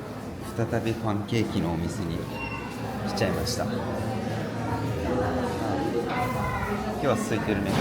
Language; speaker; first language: Japanese; native; Japanese